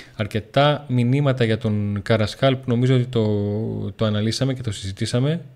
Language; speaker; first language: Greek; native; Greek